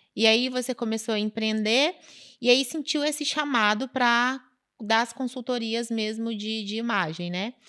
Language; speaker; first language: Portuguese; native; Portuguese